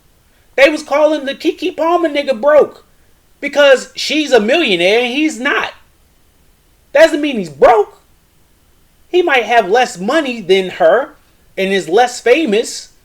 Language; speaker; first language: English; native; English